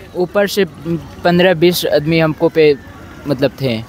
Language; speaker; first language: Hindi; native; Hindi